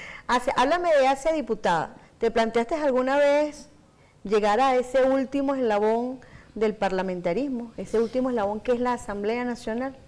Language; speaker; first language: Spanish; native; Spanish